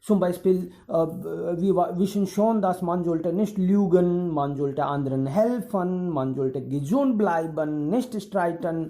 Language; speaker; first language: German; non-native, fluent; Hindi